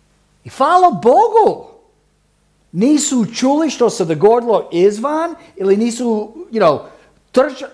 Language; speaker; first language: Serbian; early bilingual, heritage; Serbian